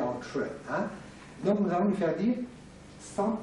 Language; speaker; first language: French; native; French